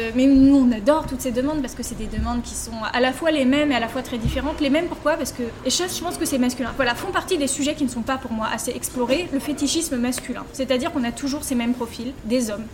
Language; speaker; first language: French; native; French